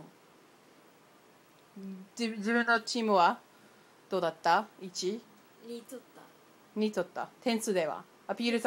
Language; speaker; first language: Japanese; non-native, learner; English